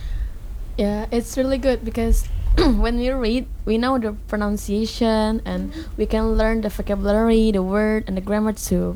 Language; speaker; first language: English; non-native, learner; Indonesian